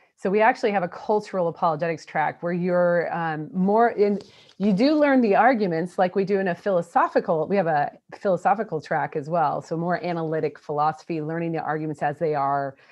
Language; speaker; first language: English; native; English